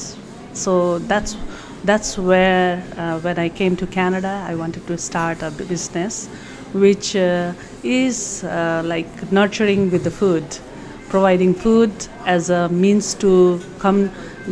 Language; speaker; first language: English; non-native, local second language; Nepali